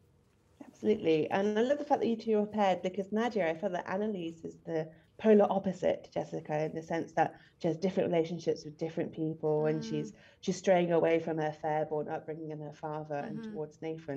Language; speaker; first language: English; native; English